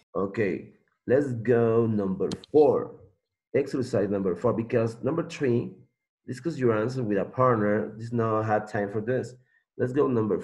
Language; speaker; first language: English; non-native, learner; Spanish